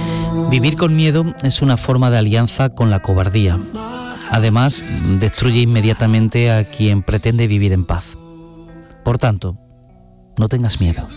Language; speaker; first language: Spanish; native; Spanish